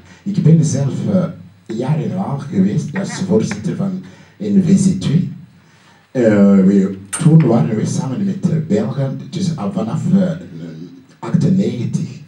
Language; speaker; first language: Dutch; non-native, learner; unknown